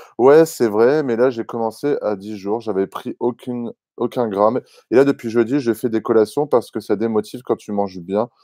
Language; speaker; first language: French; native; French